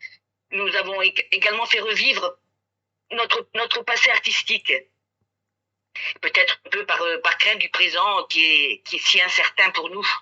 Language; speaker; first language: French; native; French